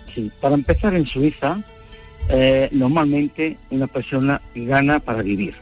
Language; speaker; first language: Spanish; native; Spanish